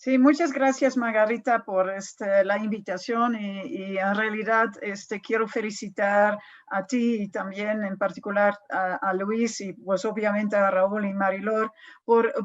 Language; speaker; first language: Spanish; non-native, fluent; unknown